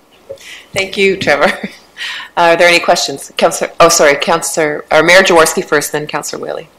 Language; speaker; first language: English; native; English